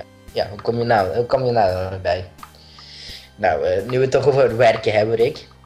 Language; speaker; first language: Dutch; native; Dutch